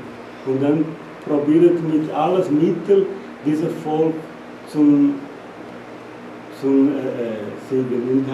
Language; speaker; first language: German; non-native, learner; Portuguese